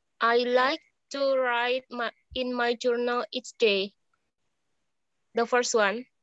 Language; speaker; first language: English; non-native, learner; Indonesian